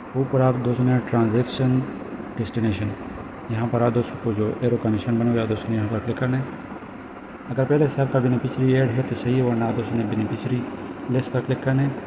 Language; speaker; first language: Urdu; non-native, local second language; Punjabi